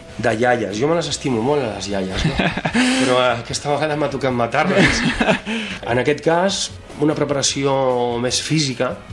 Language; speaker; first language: Catalan; native; Catalan